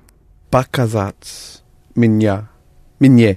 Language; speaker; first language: Russian; non-native, learner; English